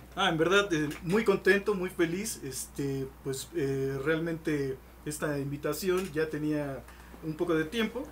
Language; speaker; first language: Spanish; native; Spanish